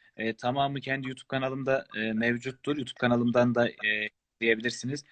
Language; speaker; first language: Turkish; native; Turkish